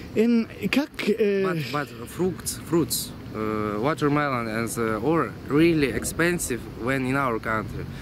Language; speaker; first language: English; non-native, learner; Russian